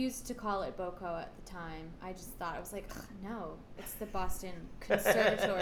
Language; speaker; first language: English; native; English